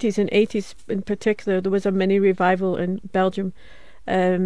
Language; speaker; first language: English; native; English